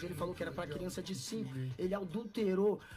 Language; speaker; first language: Portuguese; native; Portuguese